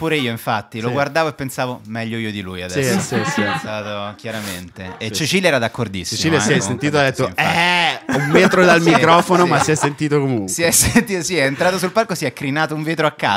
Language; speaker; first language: Italian; native; Italian